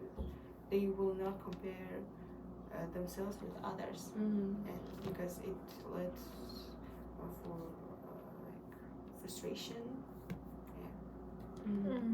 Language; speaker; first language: English; non-native, learner; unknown